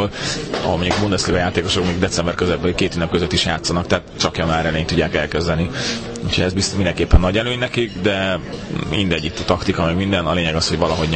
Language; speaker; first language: Hungarian; native; Hungarian